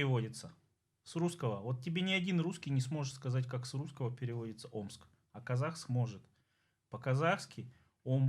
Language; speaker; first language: Russian; native; Russian